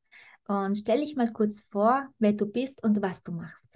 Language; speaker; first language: German; native; German